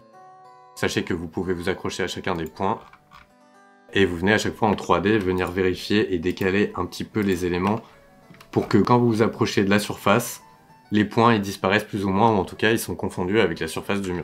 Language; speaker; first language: French; native; French